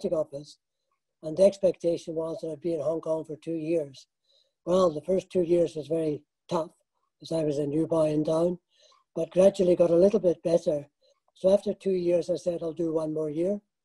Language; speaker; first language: English; native; English